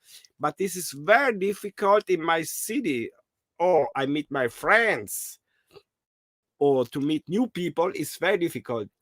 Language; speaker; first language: English; non-native, learner; German